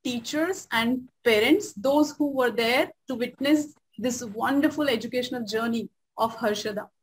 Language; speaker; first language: English; non-native, local second language; Marathi